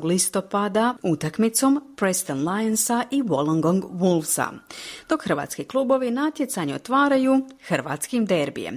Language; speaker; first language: Croatian; native; Croatian